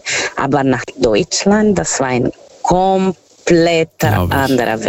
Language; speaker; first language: German; non-native, learner; Portuguese